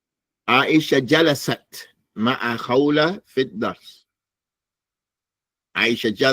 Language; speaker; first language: Arabic; non-native, fluent; English